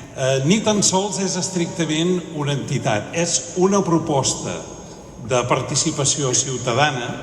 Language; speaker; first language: Catalan; native; Catalan